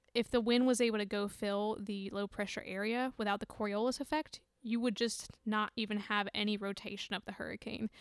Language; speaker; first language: English; native; English